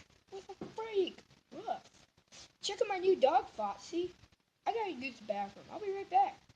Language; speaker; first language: English; native; English